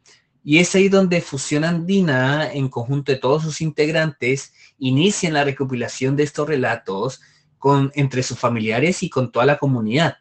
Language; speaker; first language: Spanish; native; Spanish